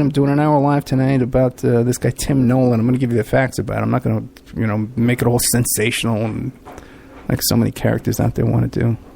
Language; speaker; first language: English; native; English